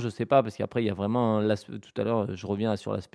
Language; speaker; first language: French; native; French